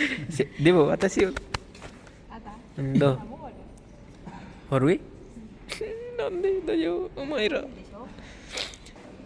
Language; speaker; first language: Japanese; non-native, learner; Sinhala